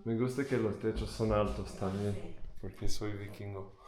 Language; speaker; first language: Spanish; non-native, fluent; English